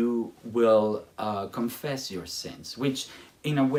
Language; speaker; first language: English; non-native, fluent; Spanish